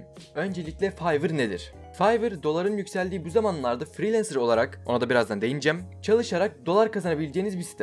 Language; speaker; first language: Turkish; native; Turkish